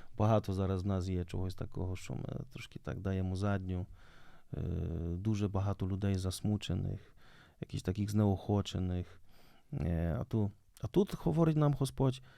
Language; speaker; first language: Ukrainian; native; Ukrainian